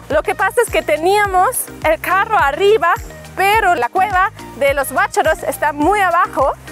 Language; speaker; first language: Spanish; native; Spanish